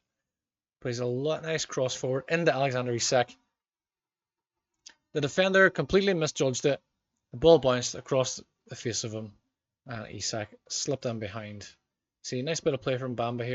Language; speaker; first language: English; native; English